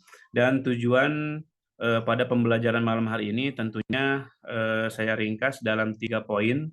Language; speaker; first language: Indonesian; native; Indonesian